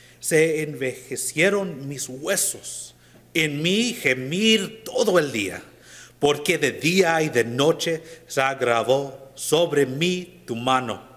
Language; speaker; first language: Spanish; non-native, learner; English